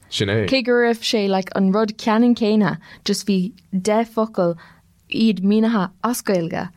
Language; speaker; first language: Irish; non-native, local second language; English